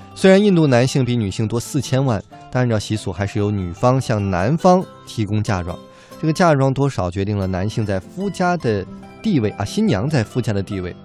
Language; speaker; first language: Chinese; native; Chinese